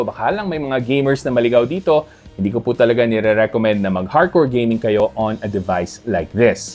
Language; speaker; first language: Filipino; native; Filipino